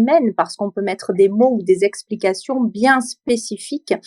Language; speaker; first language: French; native; French